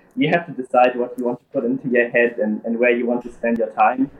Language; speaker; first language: English; early bilingual, other home language; German